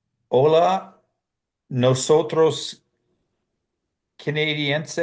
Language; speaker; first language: Spanish; non-native, learner; English